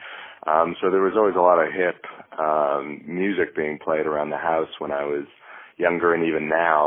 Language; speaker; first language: English; native; English